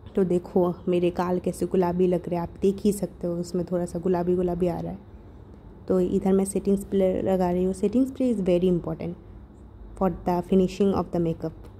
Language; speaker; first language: Hindi; non-native, local second language; Bangla